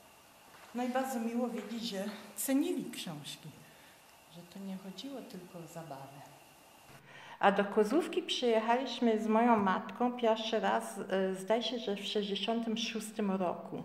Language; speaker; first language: Polish; early bilingual, heritage; Polish